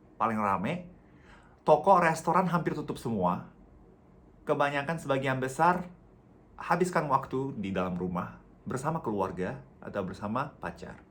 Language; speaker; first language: Indonesian; non-native, fluent; Japanese